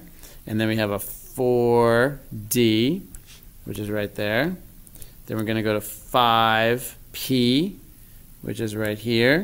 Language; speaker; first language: English; native; English